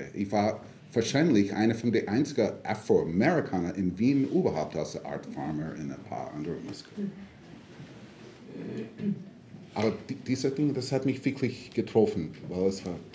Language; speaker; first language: German; non-native, fluent; English